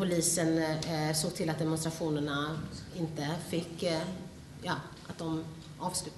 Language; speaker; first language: Swedish; early bilingual, other home language; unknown